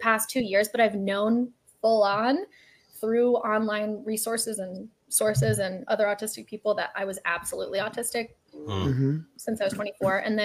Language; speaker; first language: English; native; English